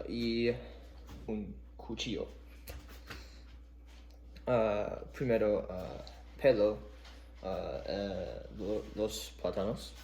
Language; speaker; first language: Spanish; non-native, learner; English